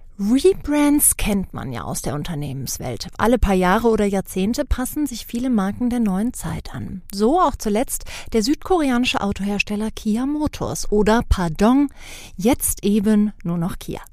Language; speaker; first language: German; native; German